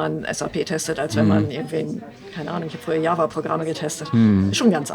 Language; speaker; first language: German; native; German